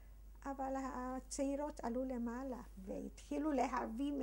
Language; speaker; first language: Hebrew; early bilingual, other home language; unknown